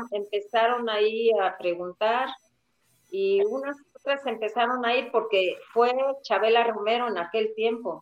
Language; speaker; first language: Spanish; native; Spanish